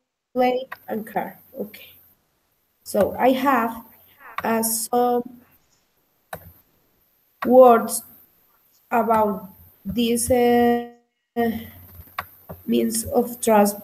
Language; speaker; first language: English; non-native, learner; Spanish